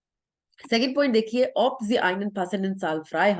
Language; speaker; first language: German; non-native, fluent; Urdu